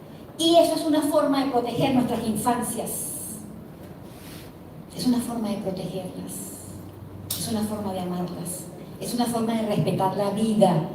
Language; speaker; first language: Spanish; native; Spanish